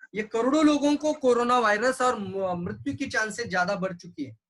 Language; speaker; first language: Hindi; non-native, local second language; Marathi